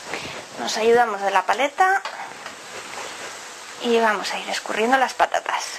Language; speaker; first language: Spanish; native; Spanish